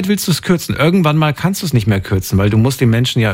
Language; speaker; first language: German; native; German